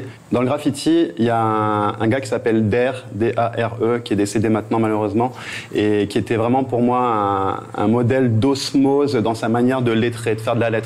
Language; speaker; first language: French; native; French